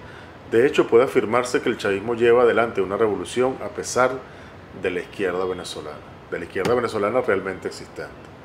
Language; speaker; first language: Spanish; native; Spanish